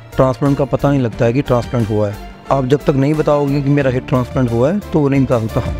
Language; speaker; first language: Hindi; non-native, local second language; Punjabi